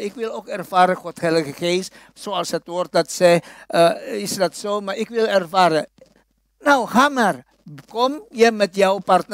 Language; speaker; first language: Dutch; non-native, fluent; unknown